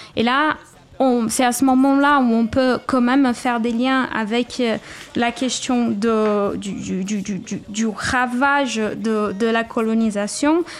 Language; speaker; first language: French; non-native, fluent; Portuguese